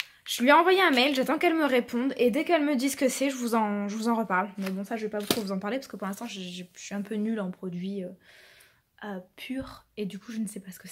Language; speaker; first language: French; native; French